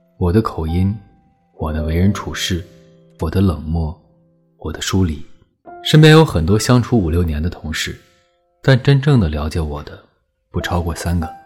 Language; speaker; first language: Chinese; native; Chinese